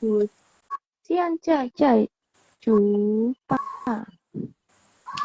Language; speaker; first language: Chinese; non-native, learner; Indonesian